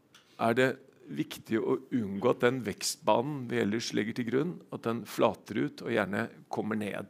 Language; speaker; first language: Norwegian; native; Norwegian